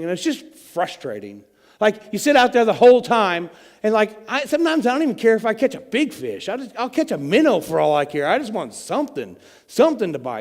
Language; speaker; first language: English; native; English